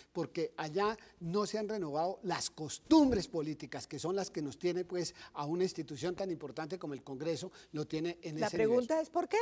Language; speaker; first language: Spanish; native; Spanish